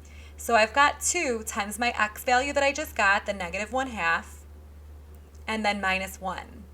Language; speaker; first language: English; native; English